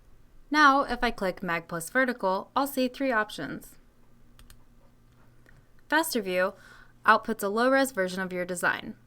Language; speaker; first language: English; native; English